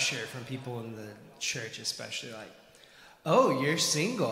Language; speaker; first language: English; native; English